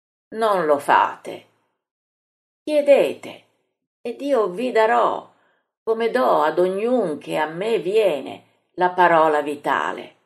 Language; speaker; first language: Italian; native; Italian